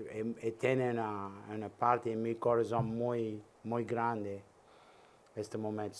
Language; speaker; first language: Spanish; non-native, learner; English